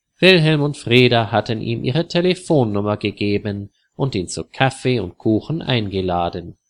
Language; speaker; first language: German; native; German